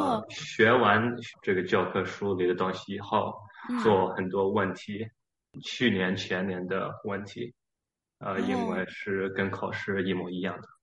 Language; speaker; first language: Chinese; early bilingual, heritage; Chinese